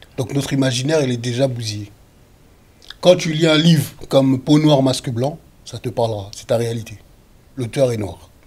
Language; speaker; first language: French; early bilingual, other home language; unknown